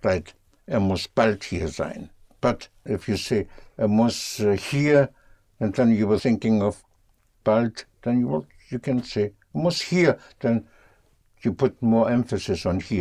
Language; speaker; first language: German; non-native, fluent; English